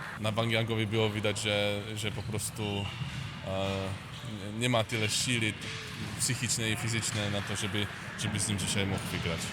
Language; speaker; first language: Polish; non-native, learner; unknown